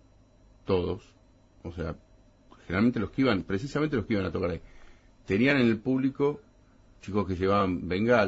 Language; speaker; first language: Spanish; native; Spanish